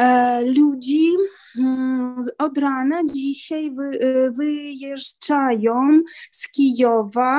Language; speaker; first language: Polish; non-native, learner; Ukrainian